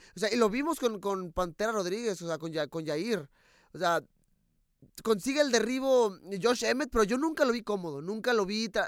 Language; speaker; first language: Spanish; native; Spanish